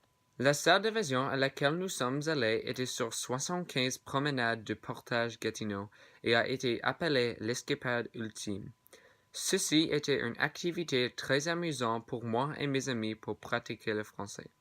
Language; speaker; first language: French; non-native, learner; English